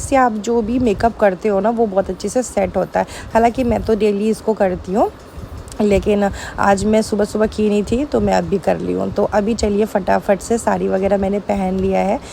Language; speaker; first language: Hindi; native; Hindi